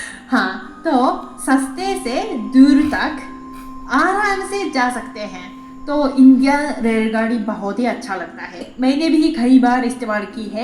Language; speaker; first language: Hindi; non-native, fluent; Japanese